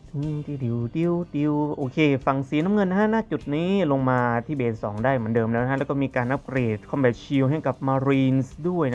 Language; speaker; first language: Thai; native; Thai